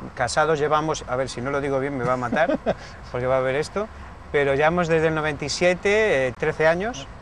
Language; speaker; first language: Spanish; native; Spanish